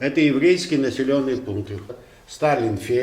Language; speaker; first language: Russian; native; Russian